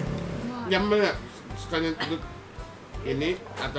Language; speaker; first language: Indonesian; non-native, fluent; Japanese